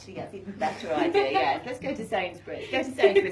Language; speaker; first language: English; native; English